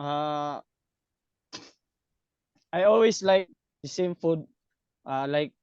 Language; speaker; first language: English; non-native, learner; Cebuano